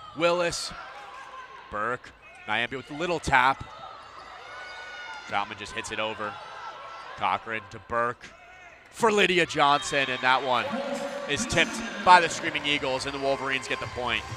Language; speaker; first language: English; native; English